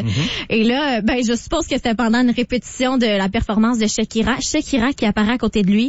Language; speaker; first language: French; native; French